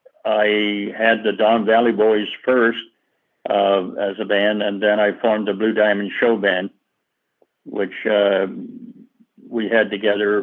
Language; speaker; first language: English; native; English